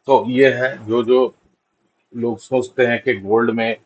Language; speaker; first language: Hindi; non-native, local second language; Bangla